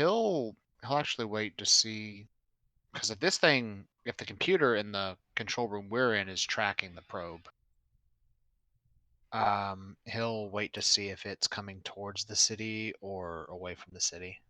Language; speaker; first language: English; native; English